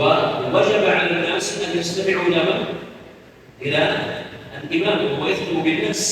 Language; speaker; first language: Arabic; native; Arabic